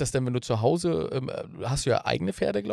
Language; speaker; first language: German; native; German